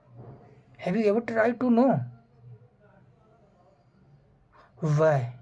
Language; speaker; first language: English; non-native, fluent; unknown